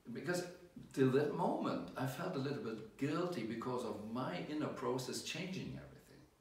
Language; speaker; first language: English; non-native, fluent; German